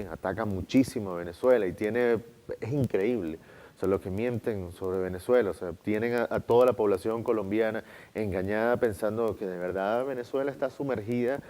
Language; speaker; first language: Spanish; native; Spanish